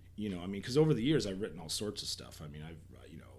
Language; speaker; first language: English; native; English